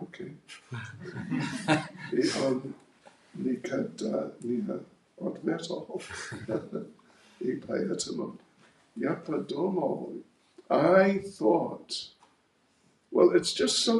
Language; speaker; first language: Russian; non-native, learner; English